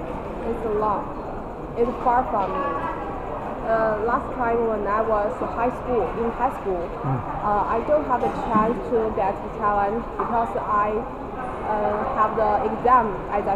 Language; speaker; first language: English; non-native, learner; Chinese